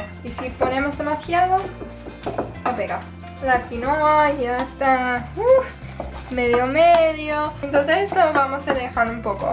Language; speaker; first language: Spanish; non-native, fluent; English